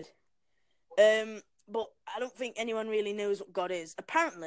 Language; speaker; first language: English; native; English